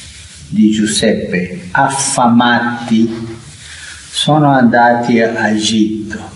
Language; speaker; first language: Italian; non-native, fluent; Spanish